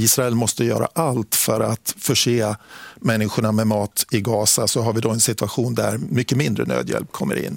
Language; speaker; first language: Swedish; native; Swedish